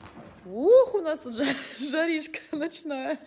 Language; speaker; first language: Russian; native; Russian